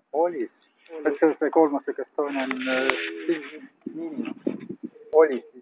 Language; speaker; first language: English; non-native, learner; Estonian